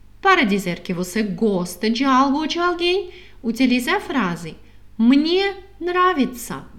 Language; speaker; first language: Portuguese; non-native, fluent; Russian